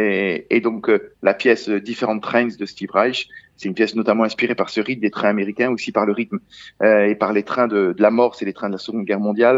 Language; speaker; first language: French; native; French